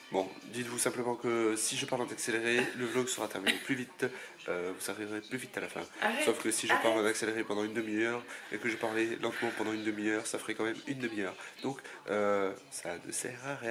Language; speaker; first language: French; native; French